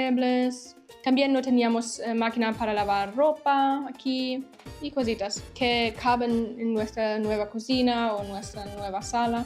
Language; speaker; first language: Spanish; non-native, fluent; German